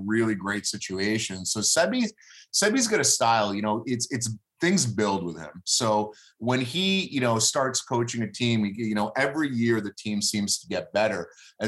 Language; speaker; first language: English; early bilingual, other home language; Hebrew